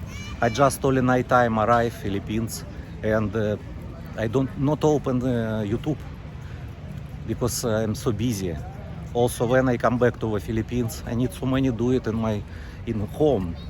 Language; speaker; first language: English; non-native, learner; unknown